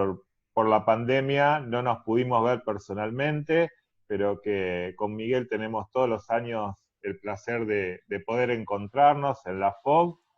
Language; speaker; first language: Spanish; native; Spanish